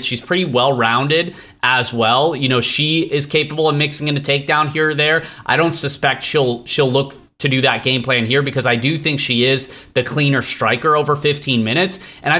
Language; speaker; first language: English; native; English